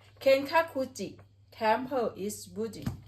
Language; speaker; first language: English; non-native, learner; Thai